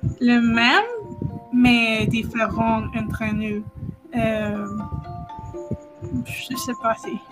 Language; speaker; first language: French; non-native, learner; Spanish